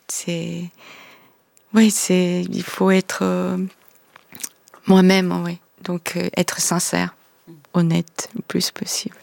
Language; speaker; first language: French; non-native, fluent; Korean